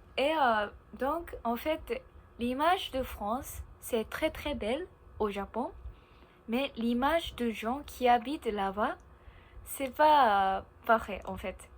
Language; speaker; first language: French; non-native, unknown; Japanese